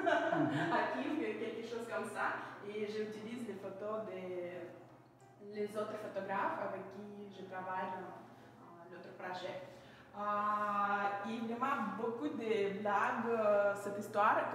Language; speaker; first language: French; non-native, learner; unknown